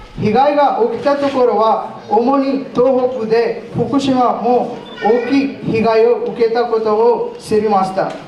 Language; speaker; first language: Japanese; non-native, learner; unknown